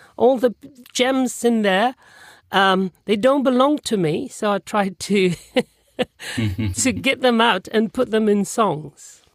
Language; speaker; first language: English; non-native, fluent; French